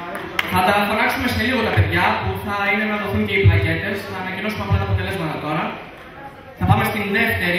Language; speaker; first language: Greek; native; Greek